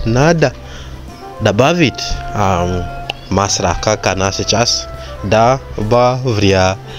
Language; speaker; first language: Russian; non-native, learner; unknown